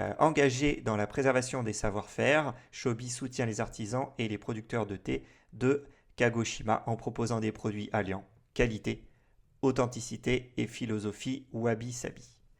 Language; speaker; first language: French; native; French